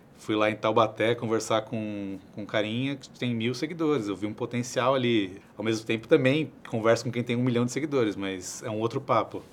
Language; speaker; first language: Portuguese; native; Portuguese